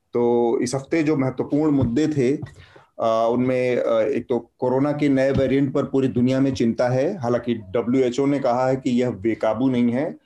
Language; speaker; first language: Hindi; native; Hindi